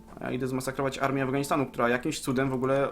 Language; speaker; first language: Polish; native; Polish